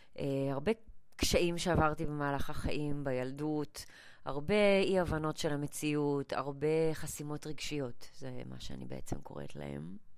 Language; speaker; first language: Hebrew; early bilingual, other home language; English